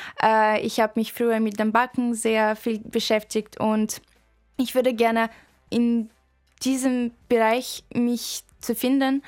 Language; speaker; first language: German; non-native, fluent; Russian